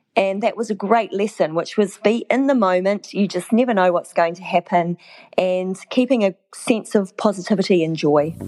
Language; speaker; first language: English; native; English